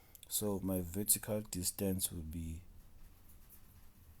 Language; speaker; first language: English; non-native, local second language; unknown